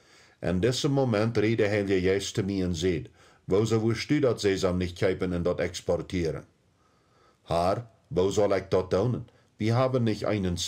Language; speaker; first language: German; early bilingual, heritage; Plautdietsch